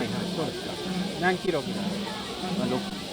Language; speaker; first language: Japanese; non-native, fluent; English